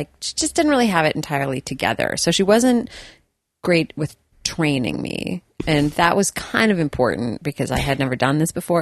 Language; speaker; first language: English; native; English